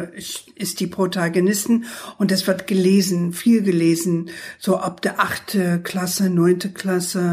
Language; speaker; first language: German; non-native, fluent; English